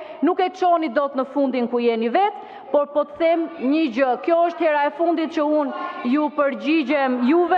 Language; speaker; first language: Albanian; native; Albanian